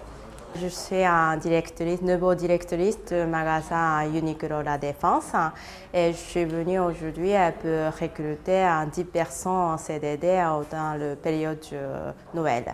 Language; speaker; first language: French; non-native, learner; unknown